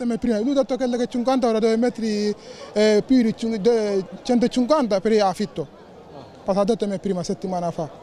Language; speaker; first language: Italian; non-native, learner; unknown